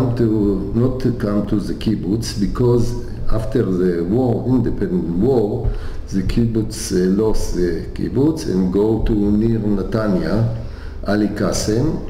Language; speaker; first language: English; non-native, learner; Hebrew